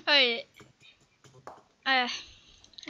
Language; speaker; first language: French; native; French